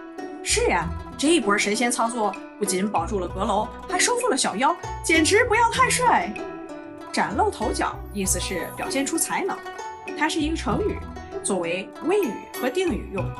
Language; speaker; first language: Chinese; native; Chinese